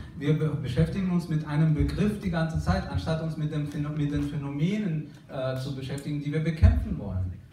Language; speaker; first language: German; early bilingual, other home language; Russian